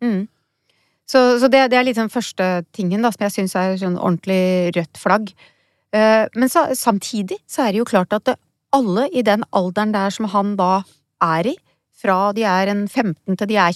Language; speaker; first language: Norwegian; native; Norwegian